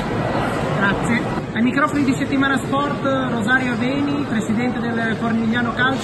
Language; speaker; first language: Italian; native; Italian